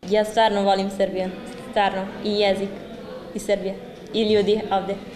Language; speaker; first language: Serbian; non-native, learner; Italian